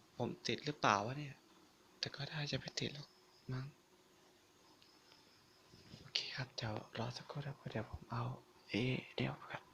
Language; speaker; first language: Thai; native; Thai